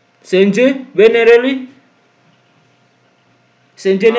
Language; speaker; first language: Turkish; non-native, learner; Indonesian